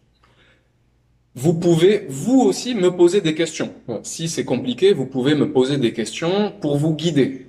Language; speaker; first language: French; native; French